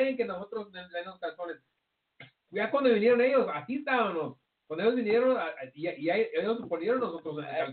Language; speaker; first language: Spanish; early bilingual, heritage; Spanish